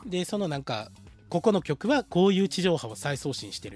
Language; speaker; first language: Japanese; native; Japanese